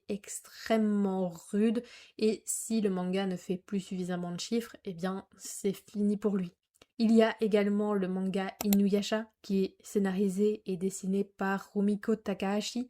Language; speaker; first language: French; native; French